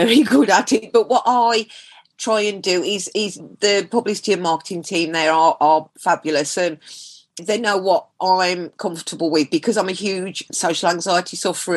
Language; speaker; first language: English; native; English